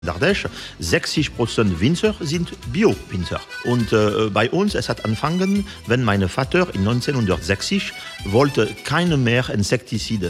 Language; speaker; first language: German; non-native, learner; French